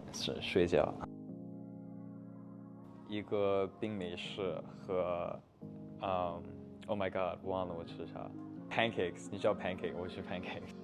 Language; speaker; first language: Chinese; non-native, fluent; English